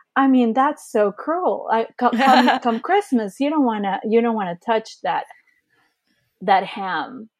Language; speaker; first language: English; early bilingual, other home language; Spanish